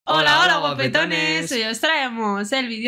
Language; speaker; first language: Spanish; native; Spanish